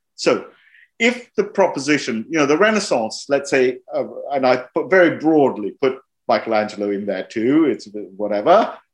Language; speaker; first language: English; non-native, local second language; Hindi